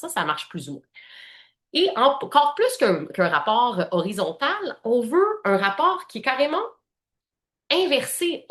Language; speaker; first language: French; native; French